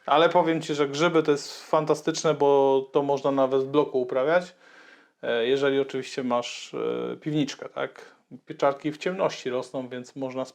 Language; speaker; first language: Polish; native; Polish